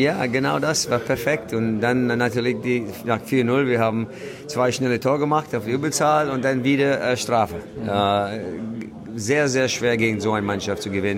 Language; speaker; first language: German; non-native, learner; English